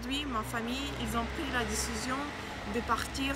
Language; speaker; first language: French; non-native, learner; Ukrainian